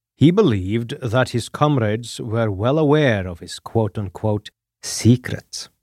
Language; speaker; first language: English; non-native, fluent; Norwegian